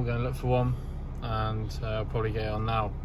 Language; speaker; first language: English; native; English